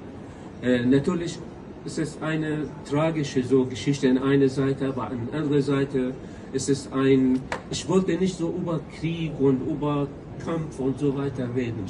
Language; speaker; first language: German; non-native, local second language; Kurdish